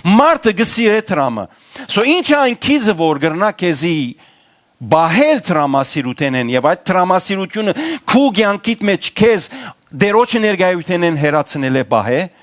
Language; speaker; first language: Armenian; early bilingual, heritage; Armenian